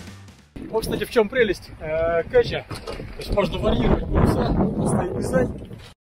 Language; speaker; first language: Russian; native; Russian